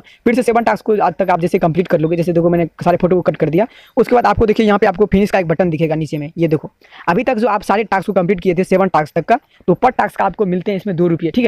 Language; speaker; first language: Hindi; native; Hindi